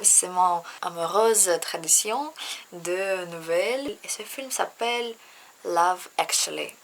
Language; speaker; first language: French; non-native, learner; Russian